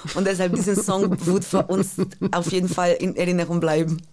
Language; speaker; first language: German; non-native, fluent; Portuguese